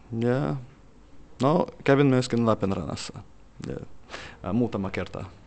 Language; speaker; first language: Finnish; non-native, fluent; Russian